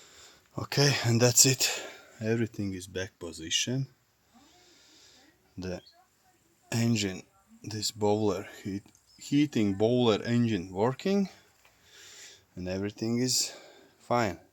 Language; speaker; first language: English; non-native, learner; Latvian